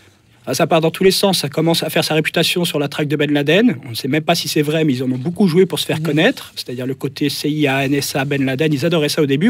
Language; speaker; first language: French; native; French